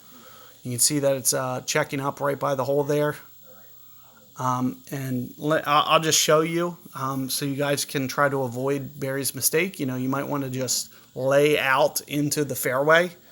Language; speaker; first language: English; native; English